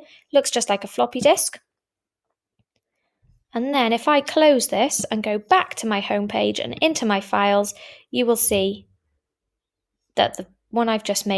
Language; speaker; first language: English; native; English